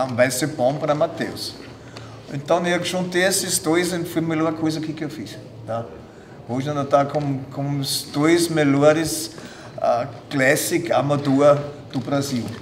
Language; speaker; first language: Portuguese; non-native, fluent; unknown